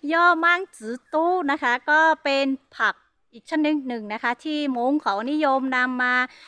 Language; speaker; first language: Thai; non-native, local second language; Hmong